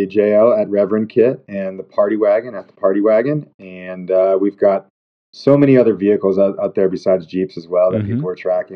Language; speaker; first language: English; native; English